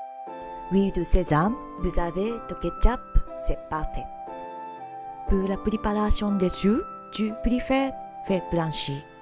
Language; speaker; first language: French; non-native, learner; Japanese